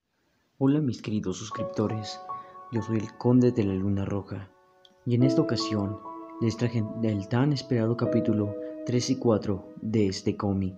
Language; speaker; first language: Spanish; native; Spanish